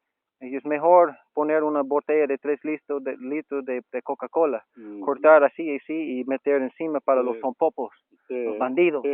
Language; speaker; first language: Spanish; non-native, learner; English